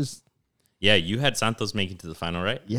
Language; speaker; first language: English; early bilingual, other home language; Spanish